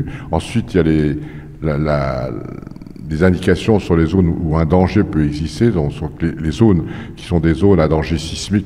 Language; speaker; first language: French; native; French